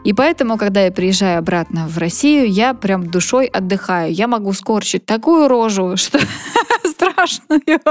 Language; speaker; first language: Russian; native; Russian